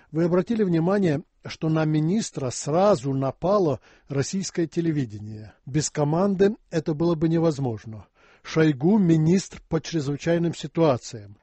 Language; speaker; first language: Russian; non-native, local second language; Ukrainian